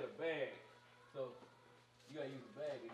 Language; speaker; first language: English; native; English